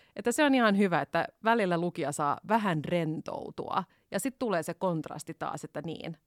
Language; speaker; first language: Finnish; non-native, local second language; Swedish